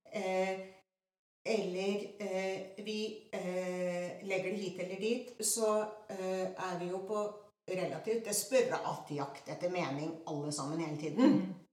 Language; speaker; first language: Norwegian; early bilingual, other home language; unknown